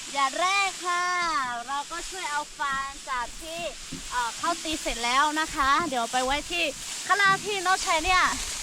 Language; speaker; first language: Thai; non-native, local second language; Lahu